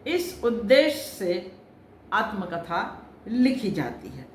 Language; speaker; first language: Hindi; non-native, local second language; Gujarati